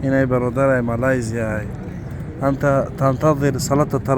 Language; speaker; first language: Arabic; non-native, learner; Tajik